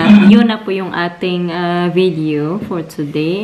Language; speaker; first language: English; non-native, local second language; Filipino